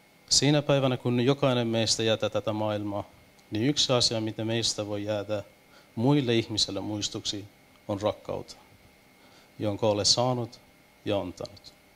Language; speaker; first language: Finnish; non-native, fluent; Persian